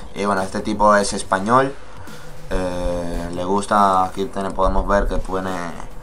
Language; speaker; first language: Spanish; native; Spanish